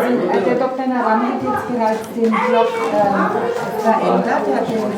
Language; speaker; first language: German; native; German